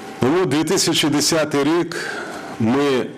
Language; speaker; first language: Ukrainian; non-native, local second language; Russian